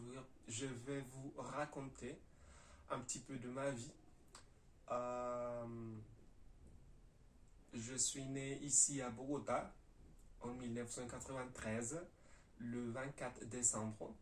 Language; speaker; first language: French; non-native, learner; Spanish